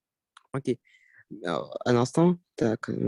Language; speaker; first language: French; non-native, learner; Russian